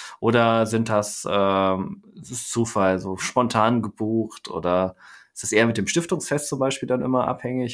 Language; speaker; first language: German; native; German